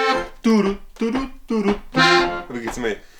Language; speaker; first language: German; native; German